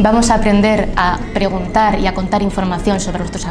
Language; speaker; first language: Spanish; non-native, fluent; Hindi